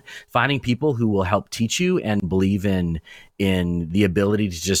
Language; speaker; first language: English; native; English